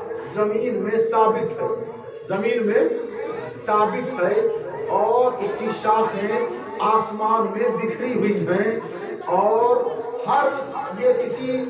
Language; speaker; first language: Urdu; native; Urdu